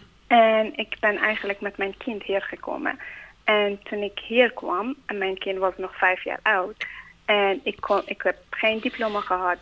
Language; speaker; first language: Dutch; non-native, learner; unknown